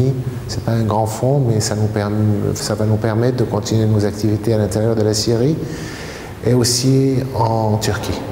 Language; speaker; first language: French; non-native, fluent; Arabic